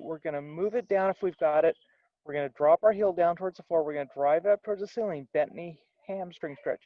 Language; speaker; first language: English; native; English